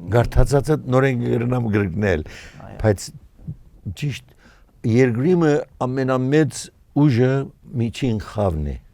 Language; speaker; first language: Armenian; early bilingual, heritage; Armenian